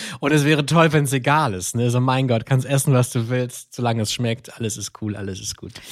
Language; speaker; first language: German; native; German